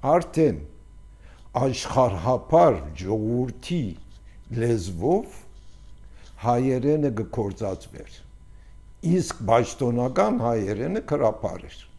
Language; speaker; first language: Armenian; early bilingual, heritage; Armenian